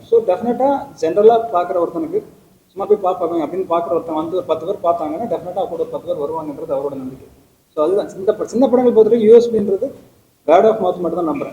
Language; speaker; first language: Tamil; native; Tamil